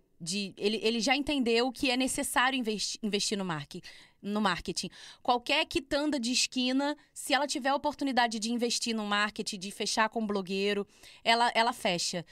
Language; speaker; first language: Portuguese; native; Portuguese